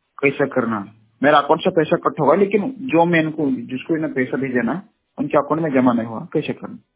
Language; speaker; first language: Hindi; non-native, local second language; Kannada